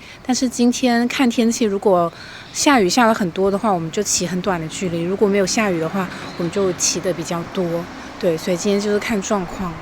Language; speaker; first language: Chinese; native; Chinese